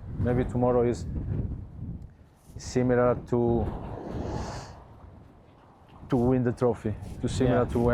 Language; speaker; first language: English; non-native, learner; Italian